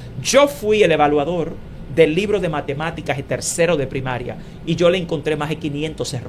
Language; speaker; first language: Spanish; native; Spanish